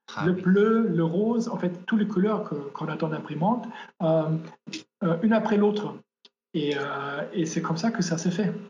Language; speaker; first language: French; non-native, fluent; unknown